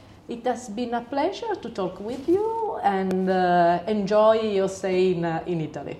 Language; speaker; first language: English; non-native, learner; Italian